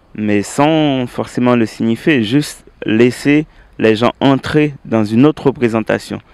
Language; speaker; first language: French; native; French